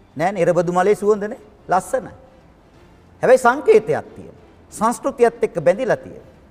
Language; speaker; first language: Sinhala; native; Sinhala